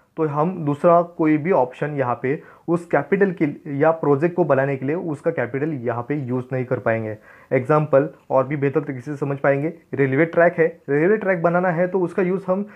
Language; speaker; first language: Hindi; non-native, local second language; Marathi